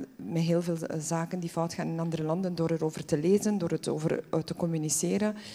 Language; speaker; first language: Dutch; early bilingual, other home language; Polish